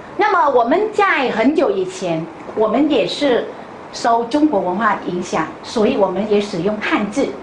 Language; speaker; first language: Chinese; non-native, fluent; Vietnamese